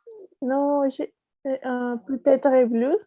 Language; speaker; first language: French; non-native, learner; Spanish